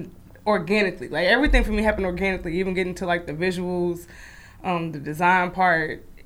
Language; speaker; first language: English; native; English